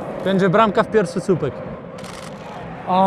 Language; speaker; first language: Polish; non-native, learner; Portuguese